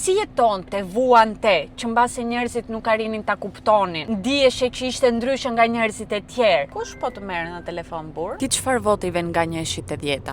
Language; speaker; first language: Albanian; early bilingual, heritage; Albanian